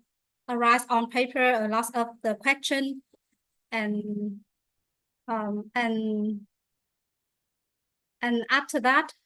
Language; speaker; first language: English; non-native, learner; Vietnamese